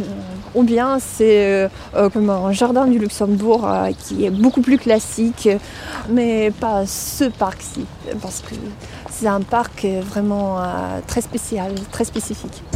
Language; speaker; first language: French; non-native, fluent; Russian